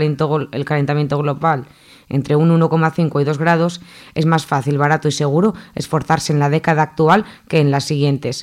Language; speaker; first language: Spanish; native; Spanish